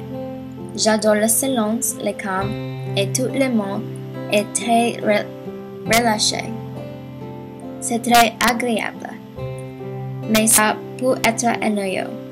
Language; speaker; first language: French; non-native, learner; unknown